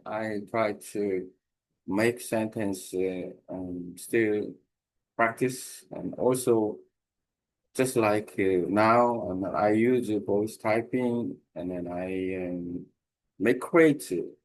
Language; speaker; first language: English; non-native, learner; Korean